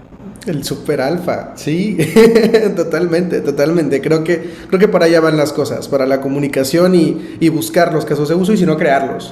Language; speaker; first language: Spanish; native; Spanish